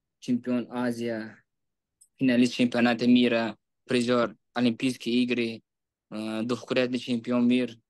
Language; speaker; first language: Russian; non-native, local second language; Uzbek